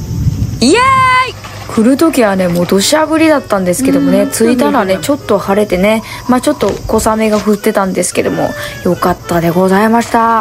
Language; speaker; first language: Japanese; native; Japanese